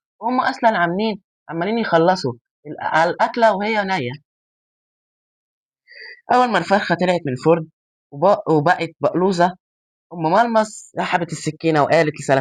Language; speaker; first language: Arabic; native; Arabic